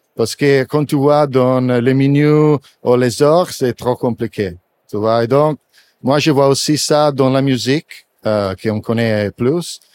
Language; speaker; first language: French; non-native, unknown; Italian